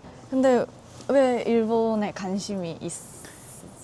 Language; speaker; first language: Korean; non-native, fluent; Japanese